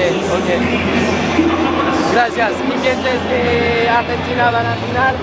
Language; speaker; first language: Spanish; non-native, learner; French